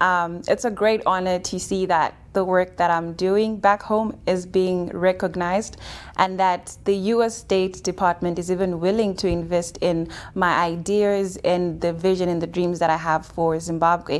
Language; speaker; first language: English; non-native, local second language; Shona